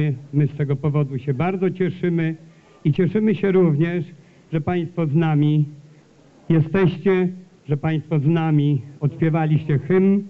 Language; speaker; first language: Polish; native; Polish